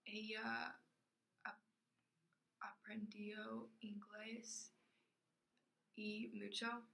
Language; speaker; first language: Spanish; non-native, learner; English